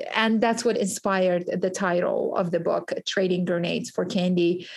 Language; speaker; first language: English; early bilingual, other home language; Kurdish